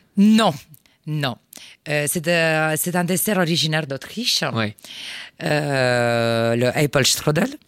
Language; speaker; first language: French; non-native, fluent; Romanian